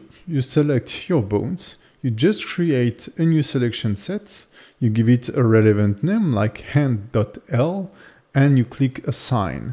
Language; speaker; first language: English; non-native, fluent; French